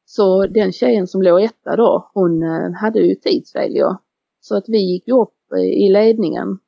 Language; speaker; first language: Swedish; native; Swedish